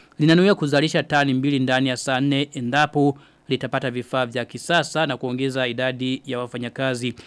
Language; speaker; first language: Swahili; non-native, local second language; Rundi